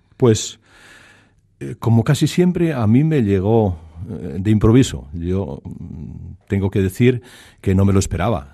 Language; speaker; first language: Spanish; native; Spanish